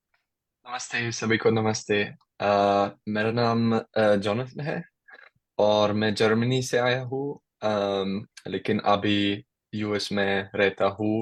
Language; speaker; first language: Hindi; non-native, learner; German